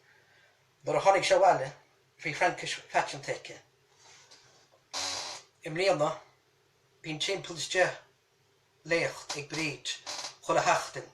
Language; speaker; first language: Irish; native; Irish